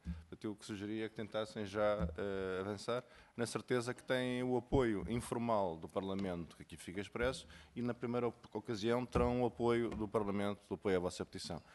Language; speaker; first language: Portuguese; native; Portuguese